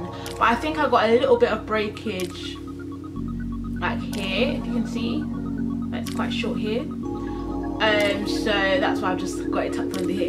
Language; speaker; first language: English; native; English